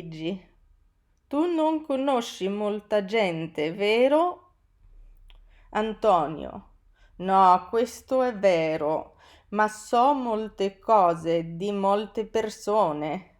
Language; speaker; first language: Italian; non-native, fluent; English